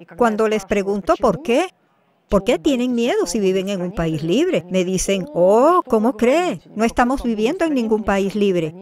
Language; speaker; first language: Spanish; non-native, fluent; Russian